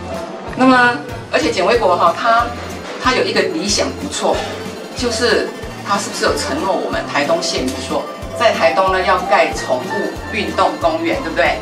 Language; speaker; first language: Chinese; native; Chinese